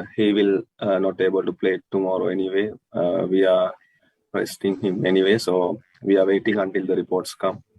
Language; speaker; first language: English; non-native, local second language; Sinhala